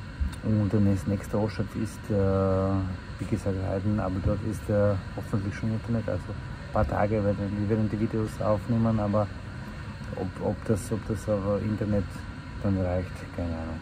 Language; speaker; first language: German; non-native, fluent; Slovak